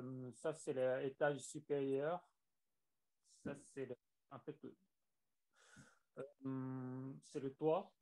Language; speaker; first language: French; non-native, learner; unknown